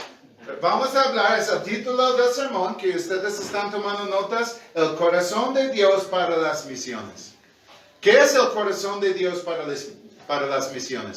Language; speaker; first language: Spanish; non-native, fluent; English